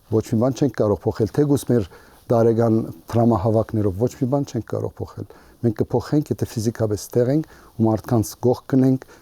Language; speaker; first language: Armenian; early bilingual, heritage; Armenian